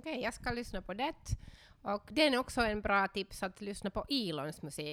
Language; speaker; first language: Swedish; non-native, local second language; Finnish